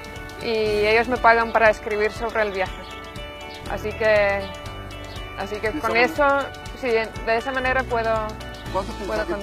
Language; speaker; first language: Spanish; non-native, fluent; Finnish